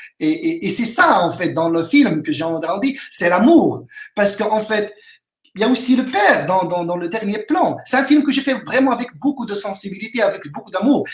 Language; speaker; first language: French; non-native, local second language; Arabic